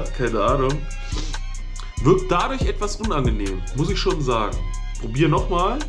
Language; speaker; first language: German; native; German